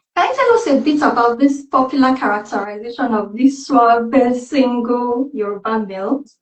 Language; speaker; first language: English; non-native, local second language; Yoruba